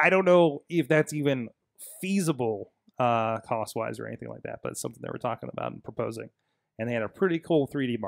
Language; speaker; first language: English; native; English